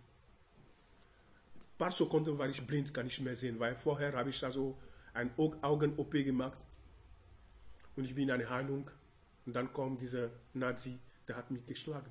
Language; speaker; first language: German; non-native, learner; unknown